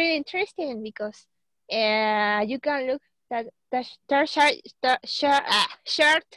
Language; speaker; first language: English; non-native, learner; Spanish